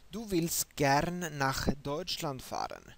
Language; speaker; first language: German; non-native, fluent; Swedish